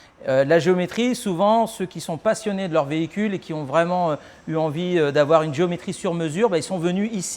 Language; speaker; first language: French; native; French